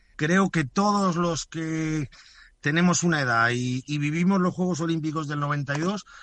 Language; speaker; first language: Spanish; native; Spanish